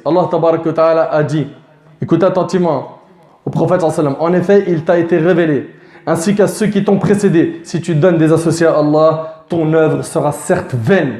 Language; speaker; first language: French; native; French